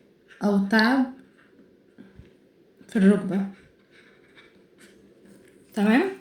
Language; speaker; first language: Arabic; native; Arabic